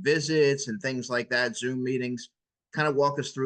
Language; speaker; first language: English; native; English